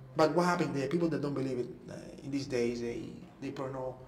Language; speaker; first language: English; non-native, learner; Spanish